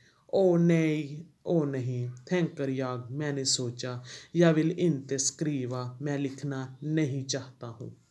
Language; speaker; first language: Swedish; non-native, fluent; Urdu